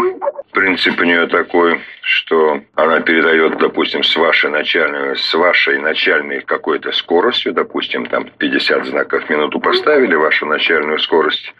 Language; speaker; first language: Russian; native; Russian